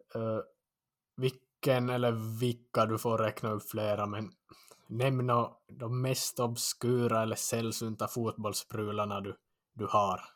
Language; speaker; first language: Swedish; native; Swedish